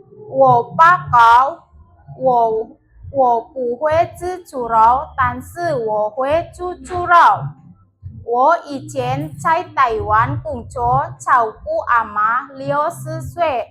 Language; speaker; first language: Chinese; non-native, learner; Indonesian